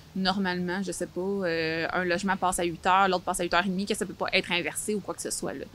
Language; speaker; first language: French; native; French